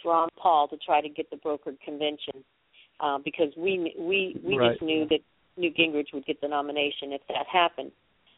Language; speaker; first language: English; native; English